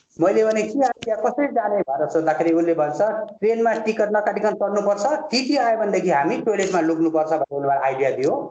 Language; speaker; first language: Nepali; native; Nepali